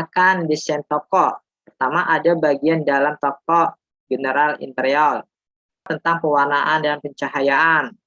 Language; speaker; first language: Indonesian; native; Indonesian